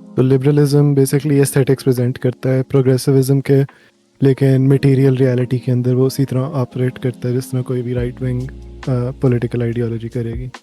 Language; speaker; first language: Urdu; native; Urdu